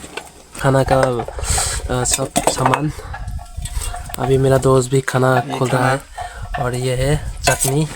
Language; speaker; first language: Hindi; non-native, local second language; Kok Borok